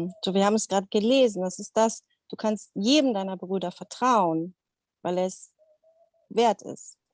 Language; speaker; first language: German; non-native, fluent; Dutch